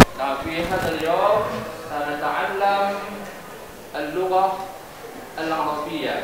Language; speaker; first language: Arabic; non-native, fluent; Indonesian